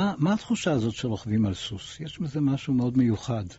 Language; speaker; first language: Hebrew; native; Hebrew